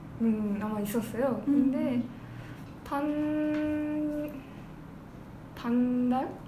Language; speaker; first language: Korean; non-native, learner; Japanese